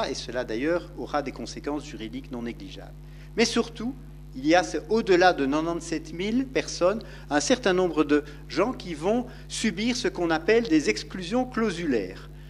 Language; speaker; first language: French; native; French